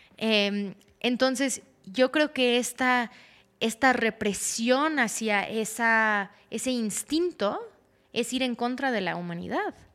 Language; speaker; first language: Spanish; early bilingual, heritage; Spanish